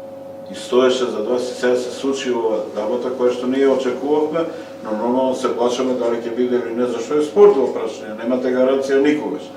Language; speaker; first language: Macedonian; native; Macedonian